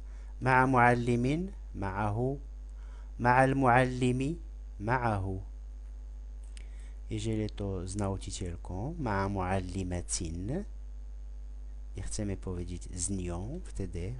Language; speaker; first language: Polish; non-native, fluent; Arabic